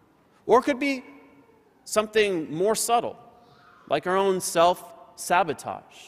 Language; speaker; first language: English; native; English